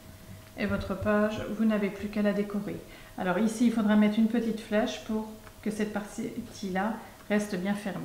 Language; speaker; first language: French; native; French